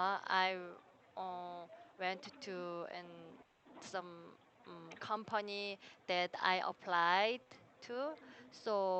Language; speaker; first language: English; non-native, learner; Korean